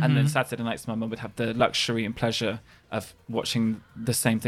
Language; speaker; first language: English; native; English